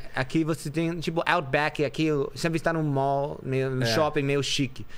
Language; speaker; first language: Portuguese; non-native, fluent; English